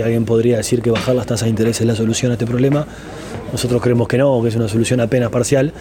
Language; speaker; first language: Spanish; native; Spanish